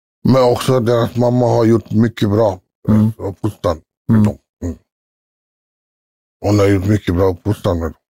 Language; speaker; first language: Swedish; early bilingual, other home language; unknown